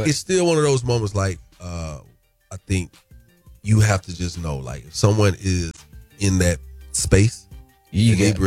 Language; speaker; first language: English; native; English